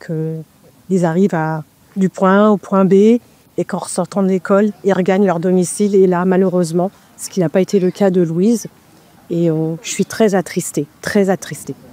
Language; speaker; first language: French; native; French